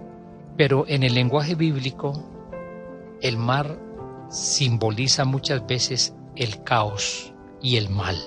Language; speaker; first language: Spanish; native; Spanish